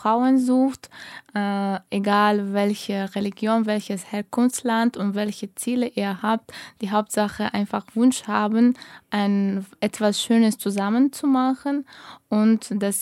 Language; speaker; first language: German; non-native, fluent; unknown